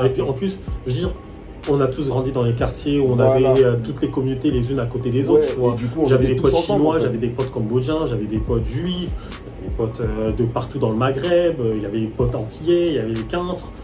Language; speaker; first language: French; native; French